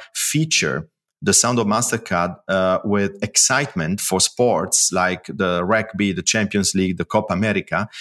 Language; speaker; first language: English; non-native, fluent; Italian